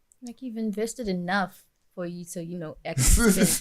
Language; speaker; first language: English; non-native, local second language; Swati